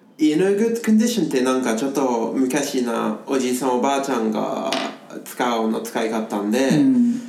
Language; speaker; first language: Japanese; non-native, fluent; English